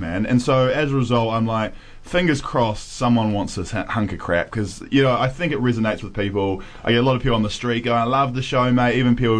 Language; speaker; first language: English; native; English